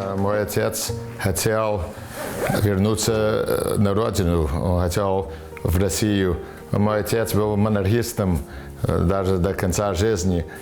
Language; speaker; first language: Russian; early bilingual, heritage; Russian